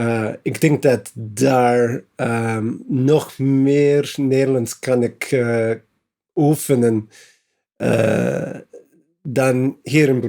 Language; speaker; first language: Dutch; non-native, learner; English